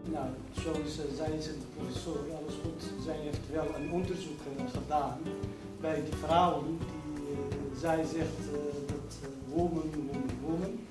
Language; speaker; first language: Dutch; non-native, local second language; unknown